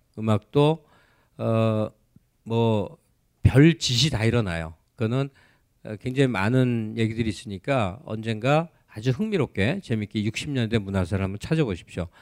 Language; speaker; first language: Korean; native; Korean